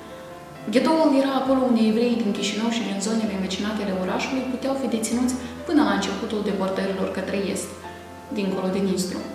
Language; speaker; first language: Romanian; native; Romanian